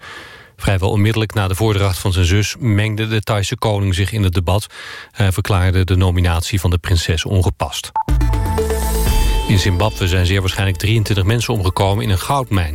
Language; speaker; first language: Dutch; native; Dutch